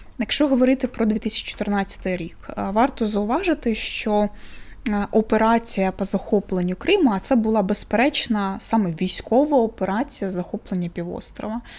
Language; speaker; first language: Ukrainian; non-native, local second language; Russian